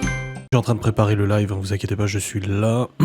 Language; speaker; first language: French; native; French